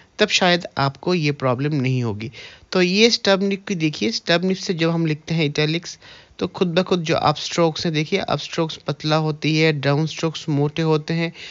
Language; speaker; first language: Hindi; native; Hindi